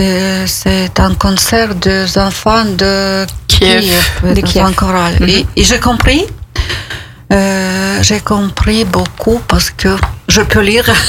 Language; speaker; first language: French; non-native, learner; Ukrainian